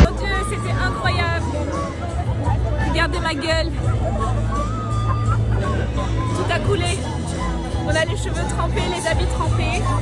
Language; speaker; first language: French; native; French